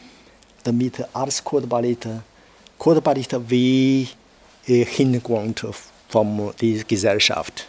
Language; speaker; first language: German; non-native, learner; Chinese